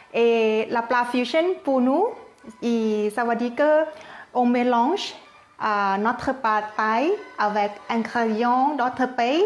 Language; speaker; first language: French; non-native, fluent; Thai